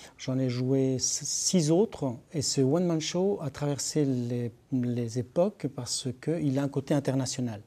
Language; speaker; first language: French; early bilingual, other home language; Spanish